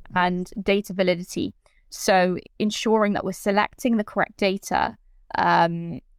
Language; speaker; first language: English; native; English